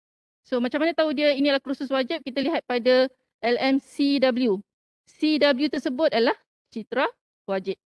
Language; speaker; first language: Malay; native; Malay